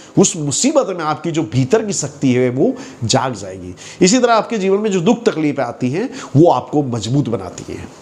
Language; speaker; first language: Hindi; native; Hindi